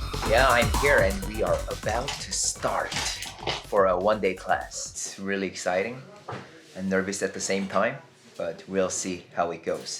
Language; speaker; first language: English; non-native, fluent; Korean